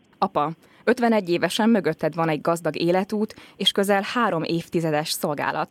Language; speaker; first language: Hungarian; native; Hungarian